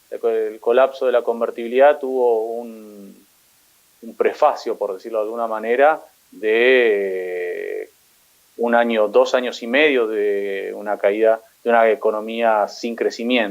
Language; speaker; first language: Spanish; native; Spanish